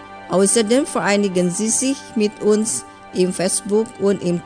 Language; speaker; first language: German; non-native, fluent; Indonesian